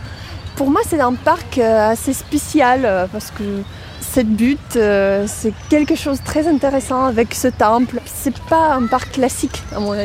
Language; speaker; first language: French; non-native, fluent; Russian